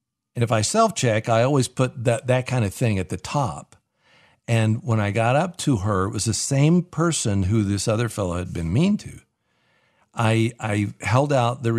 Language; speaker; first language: English; native; English